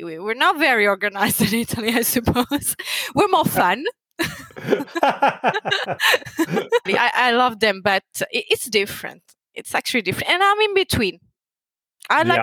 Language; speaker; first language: English; non-native, fluent; Italian